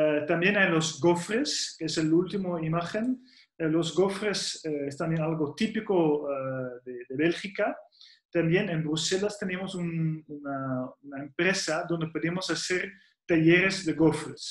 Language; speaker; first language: Spanish; non-native, fluent; Dutch